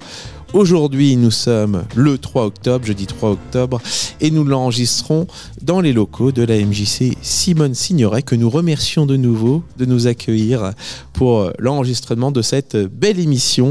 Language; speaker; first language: French; native; French